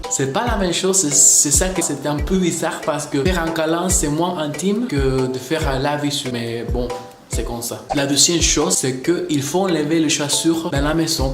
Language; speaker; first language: French; non-native, fluent; Spanish